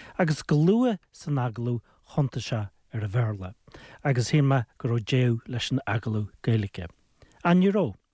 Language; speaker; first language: Irish; native; Irish